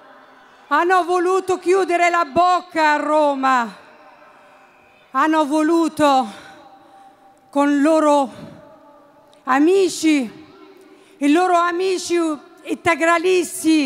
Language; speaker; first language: Italian; non-native, fluent; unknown